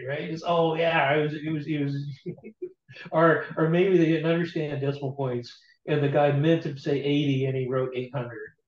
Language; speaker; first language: English; native; English